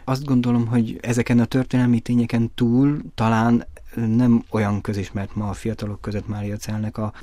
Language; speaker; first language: Hungarian; native; Hungarian